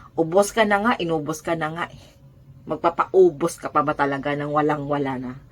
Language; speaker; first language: Filipino; native; Filipino